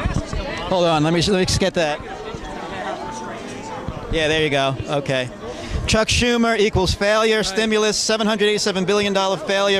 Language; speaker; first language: English; native; English